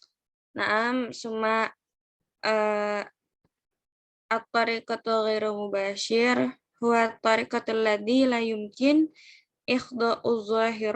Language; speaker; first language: Arabic; non-native, learner; Indonesian